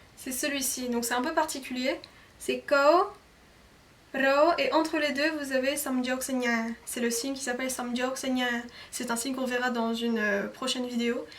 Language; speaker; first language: French; native; French